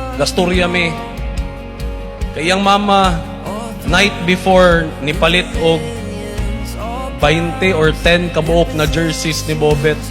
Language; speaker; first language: Cebuano; native; Cebuano